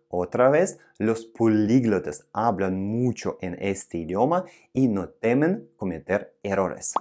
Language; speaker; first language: Spanish; non-native, fluent; Russian